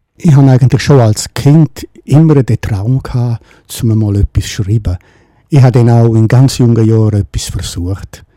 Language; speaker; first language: German; non-native, local second language; Romansh